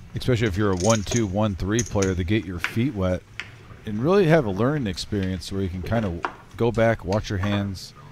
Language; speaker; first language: English; native; English